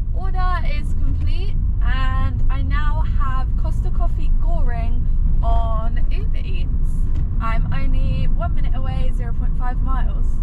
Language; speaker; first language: English; native; English